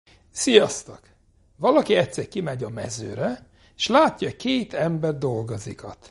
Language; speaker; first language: Hungarian; non-native, fluent; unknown